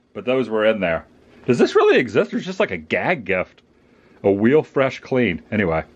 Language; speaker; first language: English; native; English